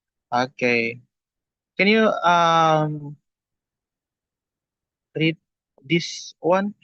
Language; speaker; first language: English; non-native, learner; Indonesian